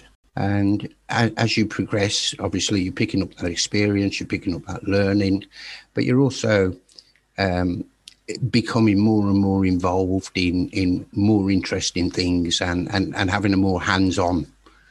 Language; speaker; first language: English; native; English